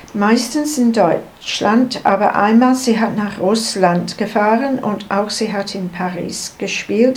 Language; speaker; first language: German; non-native, learner; English